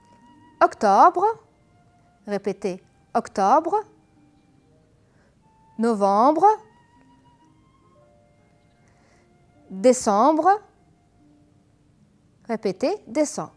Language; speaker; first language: French; non-native, fluent; Arabic